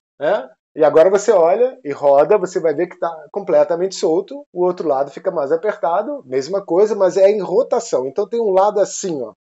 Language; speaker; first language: Portuguese; non-native, fluent; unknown